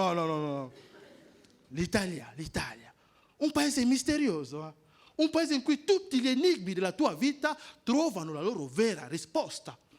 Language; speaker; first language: Italian; non-native, fluent; French